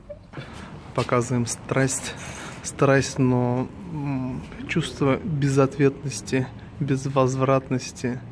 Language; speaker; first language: Russian; non-native, local second language; Tatar